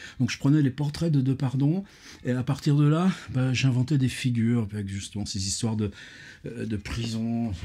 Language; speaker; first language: French; native; French